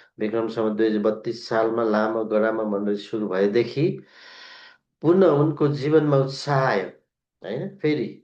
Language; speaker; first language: Nepali; native; Nepali